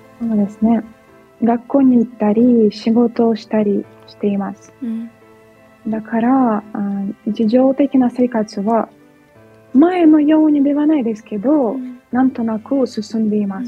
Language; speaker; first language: Japanese; non-native, fluent; Ukrainian